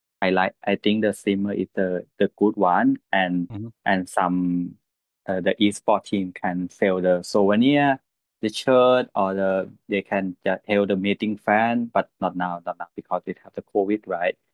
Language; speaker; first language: English; non-native, learner; Thai